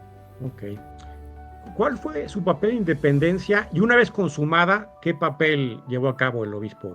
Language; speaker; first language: Spanish; native; Spanish